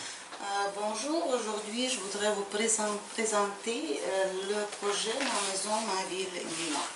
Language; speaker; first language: French; non-native, fluent; Ukrainian